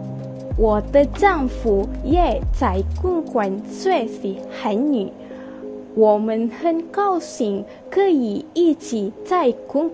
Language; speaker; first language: Chinese; non-native, learner; Malay